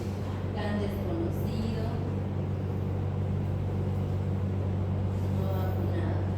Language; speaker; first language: Spanish; native; Spanish